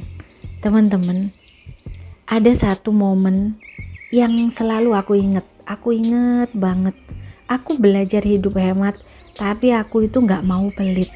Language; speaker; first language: Indonesian; native; Indonesian